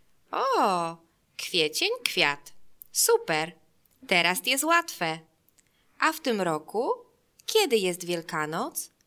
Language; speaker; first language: Polish; non-native, learner; German